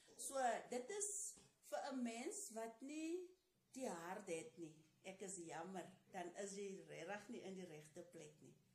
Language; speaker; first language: Afrikaans; non-native, local second language; Xhosa